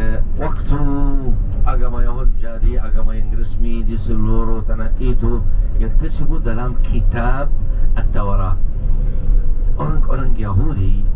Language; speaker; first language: Indonesian; non-native, fluent; Arabic